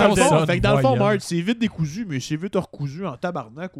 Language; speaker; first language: French; native; French